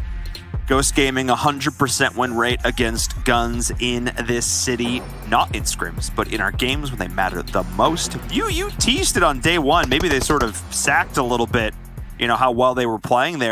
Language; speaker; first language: English; native; English